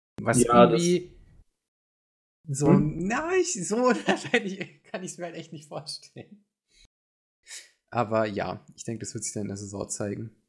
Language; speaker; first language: German; native; German